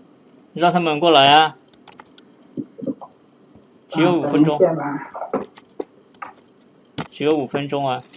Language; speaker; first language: Chinese; non-native, fluent; Lao